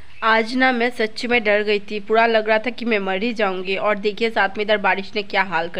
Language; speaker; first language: Hindi; non-native, local second language; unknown